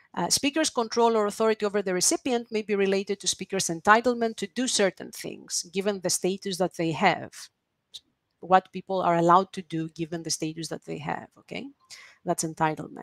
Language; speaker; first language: English; non-native, fluent; Greek